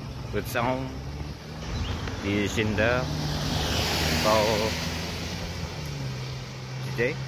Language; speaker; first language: French; non-native, learner; English